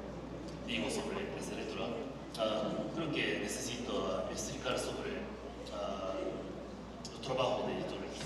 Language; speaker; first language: Spanish; non-native, learner; Japanese